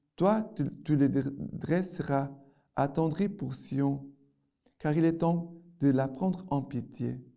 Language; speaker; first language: French; non-native, fluent; Portuguese